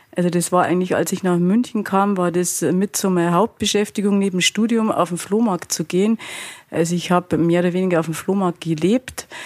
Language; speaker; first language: German; native; German